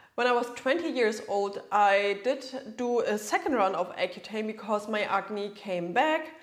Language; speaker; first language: English; non-native, fluent; German